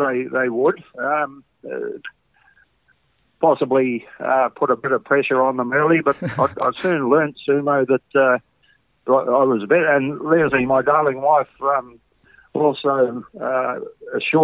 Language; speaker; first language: English; native; English